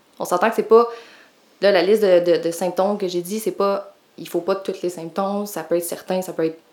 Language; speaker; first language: French; native; French